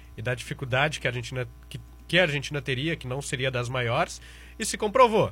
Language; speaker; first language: Portuguese; native; Portuguese